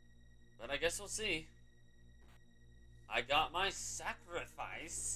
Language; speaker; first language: English; native; English